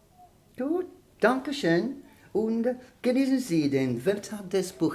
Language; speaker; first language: German; non-native, learner; Spanish